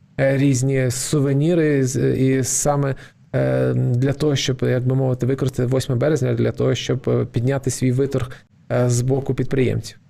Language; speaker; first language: Ukrainian; native; Ukrainian